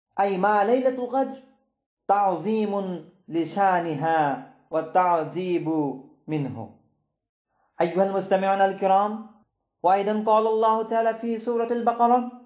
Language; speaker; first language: Arabic; non-native, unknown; Bangla